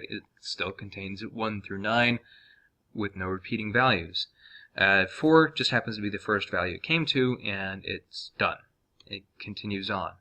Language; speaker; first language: English; native; English